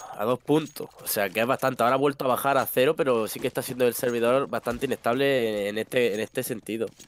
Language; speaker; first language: Spanish; native; Spanish